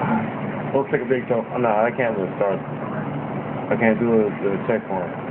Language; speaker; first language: English; native; English